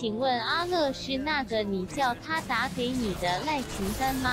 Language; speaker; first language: Chinese; native; Chinese